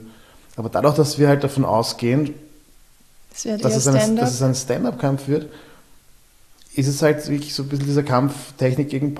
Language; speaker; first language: German; native; German